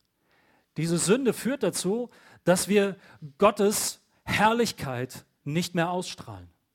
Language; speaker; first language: German; native; German